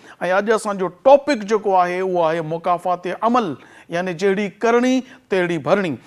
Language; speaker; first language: Sindhi; native; Sindhi